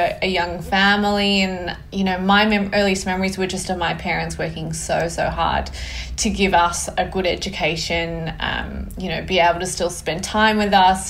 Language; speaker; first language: English; native; English